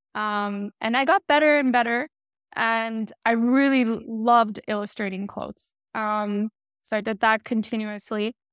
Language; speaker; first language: English; early bilingual, other home language; Hindi